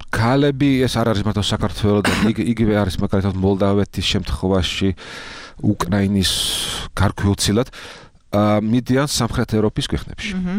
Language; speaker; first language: Georgian; non-native, fluent; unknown